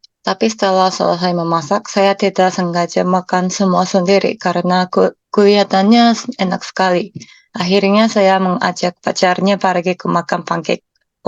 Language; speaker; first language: Indonesian; non-native, learner; Japanese